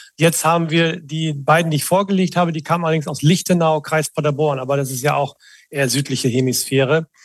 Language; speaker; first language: German; native; German